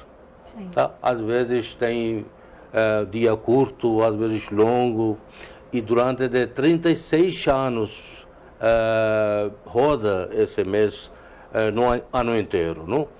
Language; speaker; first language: Portuguese; non-native, learner; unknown